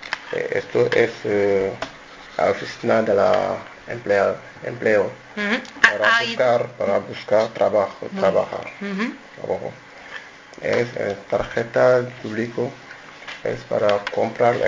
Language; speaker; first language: Spanish; non-native, learner; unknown